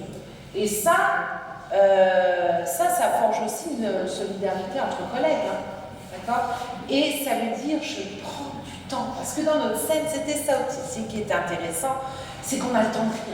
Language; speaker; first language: French; native; French